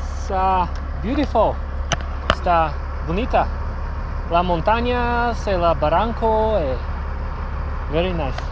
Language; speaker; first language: Spanish; non-native, learner; English